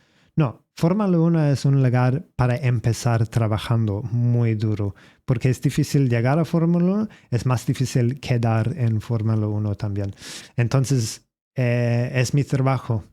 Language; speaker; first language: Spanish; non-native, learner; English